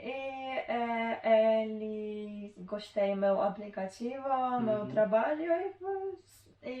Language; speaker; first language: Portuguese; non-native, learner; Polish